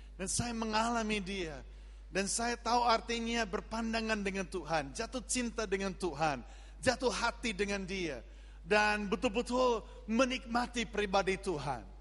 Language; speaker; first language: Indonesian; non-native, fluent; English